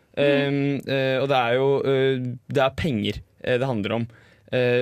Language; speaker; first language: Norwegian; native; Norwegian